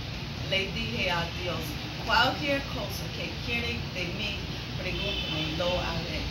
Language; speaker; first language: Spanish; non-native, learner; English